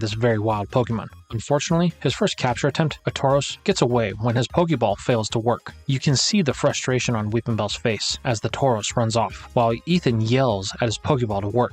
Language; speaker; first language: English; native; English